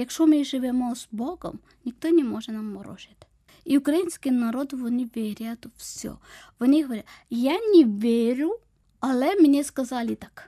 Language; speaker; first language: Ukrainian; non-native, learner; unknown